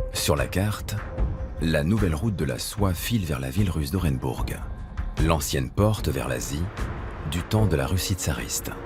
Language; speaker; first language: French; native; French